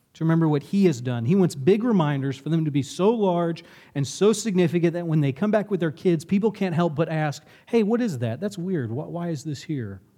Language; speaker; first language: English; native; English